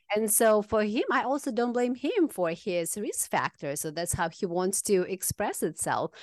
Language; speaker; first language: English; non-native, fluent; Russian